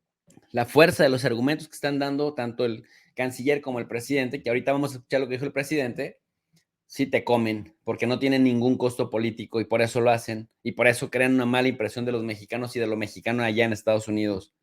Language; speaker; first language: Spanish; native; Spanish